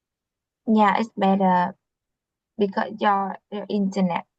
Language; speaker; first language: English; non-native, learner; Vietnamese